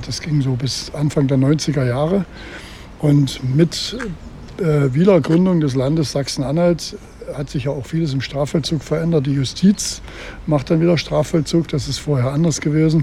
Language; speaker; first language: German; native; German